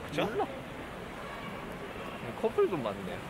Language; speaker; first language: Korean; early bilingual, heritage; English